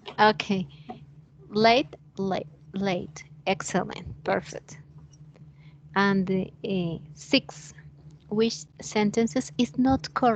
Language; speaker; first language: English; non-native, fluent; Spanish